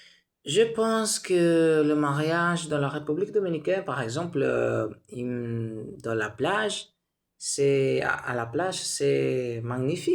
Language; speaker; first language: French; non-native, learner; Spanish